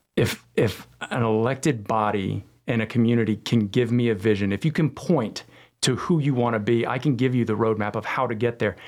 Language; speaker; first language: English; native; English